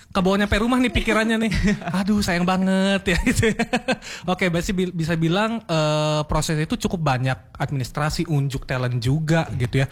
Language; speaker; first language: Indonesian; native; Indonesian